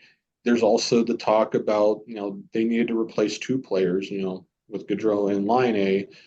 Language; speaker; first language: English; native; English